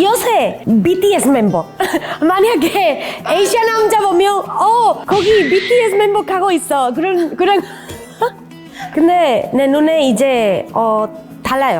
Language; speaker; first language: Korean; non-native, learner; Spanish